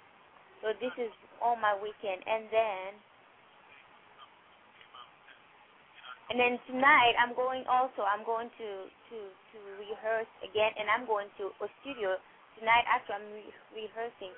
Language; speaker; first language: English; non-native, fluent; French